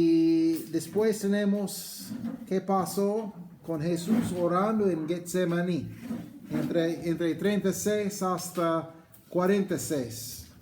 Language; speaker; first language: Spanish; non-native, fluent; English